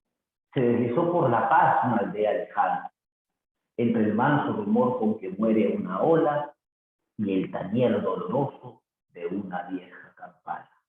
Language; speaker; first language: Spanish; native; Spanish